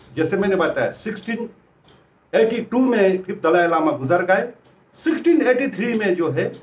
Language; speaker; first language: Hindi; native; Hindi